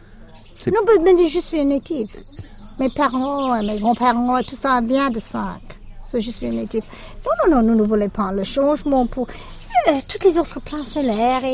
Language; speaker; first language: French; non-native, fluent; English